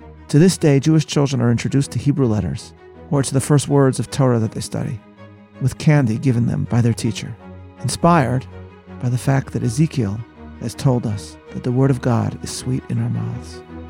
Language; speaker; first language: English; native; English